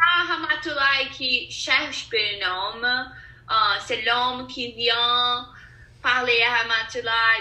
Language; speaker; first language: French; non-native, learner; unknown